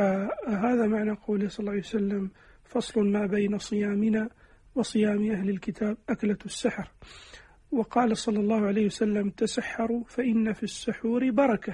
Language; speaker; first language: Arabic; native; Arabic